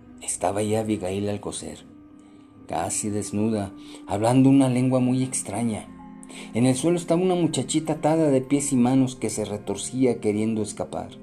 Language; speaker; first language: Spanish; native; Spanish